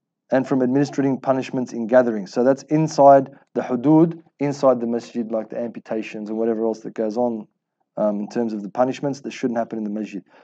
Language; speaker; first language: English; early bilingual, other home language; Arabic